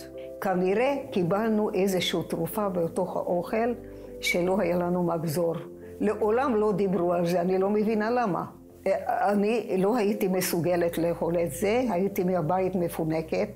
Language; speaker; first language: Hebrew; non-native, fluent; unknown